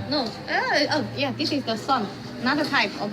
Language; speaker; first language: English; non-native, learner; Chinese